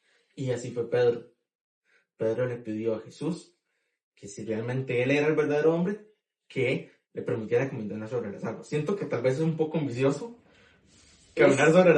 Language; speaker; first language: Spanish; native; Spanish